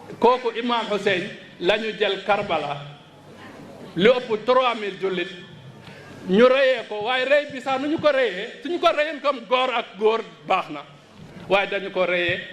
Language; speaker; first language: Wolof; non-native, local second language; Fula